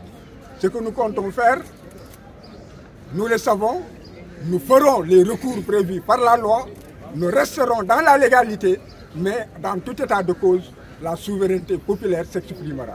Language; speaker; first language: French; non-native, local second language; Wolof